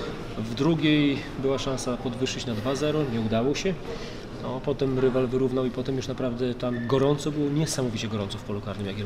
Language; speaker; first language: Polish; native; Polish